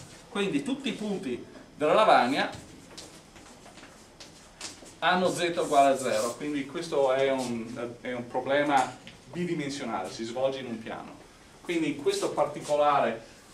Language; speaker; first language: Italian; non-native, fluent; English